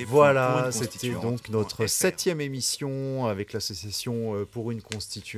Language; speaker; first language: French; native; French